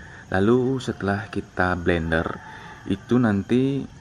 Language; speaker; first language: Indonesian; native; Indonesian